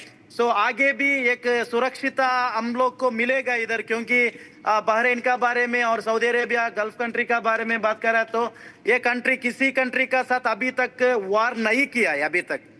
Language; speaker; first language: Hindi; non-native, local second language; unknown